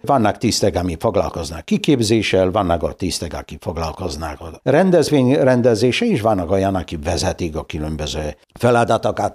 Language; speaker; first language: Hungarian; non-native, fluent; Polish